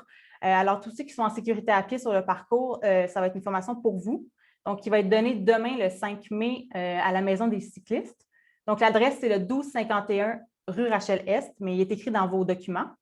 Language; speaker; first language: French; native; French